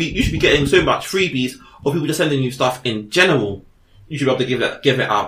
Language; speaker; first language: English; native; English